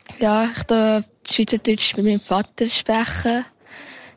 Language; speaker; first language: German; early bilingual, heritage; German